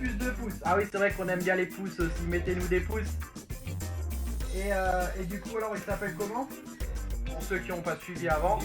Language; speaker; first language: French; native; French